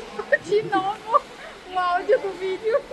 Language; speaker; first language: Portuguese; non-native, fluent; French